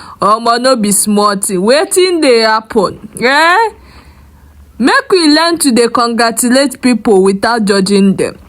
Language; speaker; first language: Nigerian Pidgin; native; Nigerian Pidgin